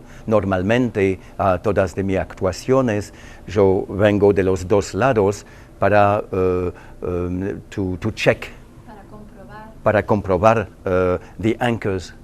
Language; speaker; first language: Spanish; non-native, learner; French